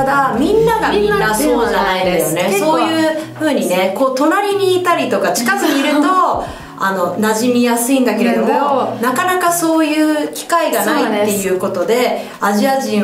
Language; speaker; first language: Japanese; early bilingual, heritage; Japanese